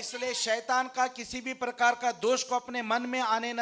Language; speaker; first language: Hindi; native; Hindi